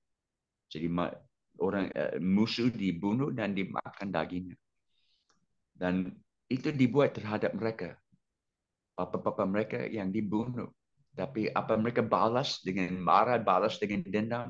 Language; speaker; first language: Indonesian; non-native, fluent; English